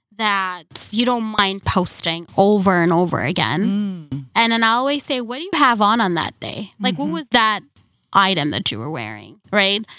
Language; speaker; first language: English; early bilingual, other home language; Somali